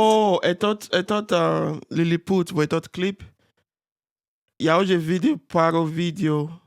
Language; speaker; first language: Russian; non-native, learner; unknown